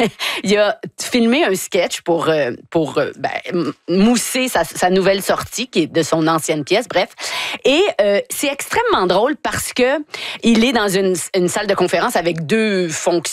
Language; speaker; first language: French; native; French